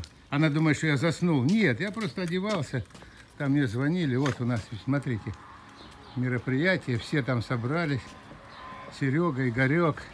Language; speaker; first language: Russian; native; Russian